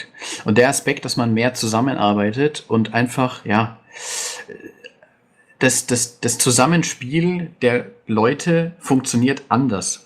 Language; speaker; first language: German; native; German